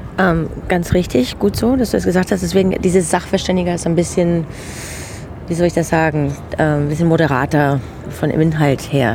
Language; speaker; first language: German; non-native, fluent; English